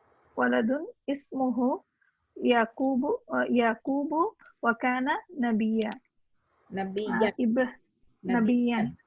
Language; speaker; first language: Arabic; non-native, learner; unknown